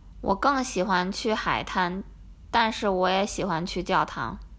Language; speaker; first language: Chinese; non-native, learner; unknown